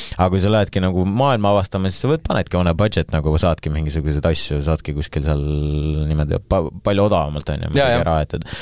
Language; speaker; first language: Estonian; non-native, local second language; Russian